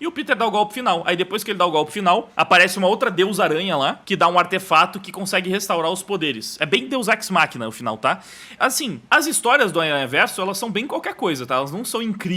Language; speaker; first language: Portuguese; native; Portuguese